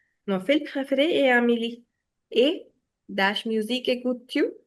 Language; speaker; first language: French; non-native, fluent; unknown